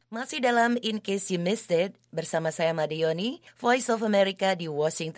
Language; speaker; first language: Indonesian; native; Indonesian